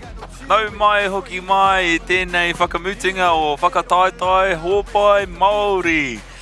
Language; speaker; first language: Māori; non-native, local second language; English